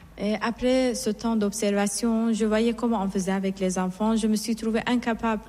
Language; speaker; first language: French; non-native, fluent; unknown